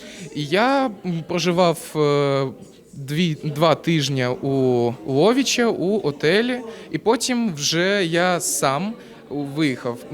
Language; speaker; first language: Ukrainian; non-native, local second language; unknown